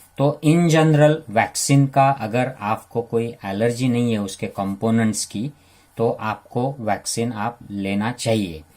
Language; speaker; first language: Hindi; non-native, local second language; Marathi